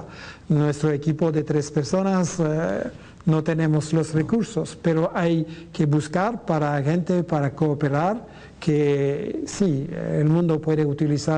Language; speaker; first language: Spanish; non-native, fluent; French